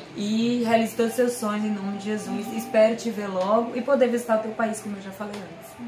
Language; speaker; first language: Portuguese; native; Portuguese